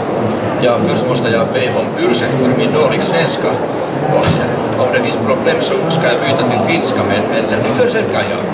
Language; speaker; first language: Swedish; non-native, fluent; Finnish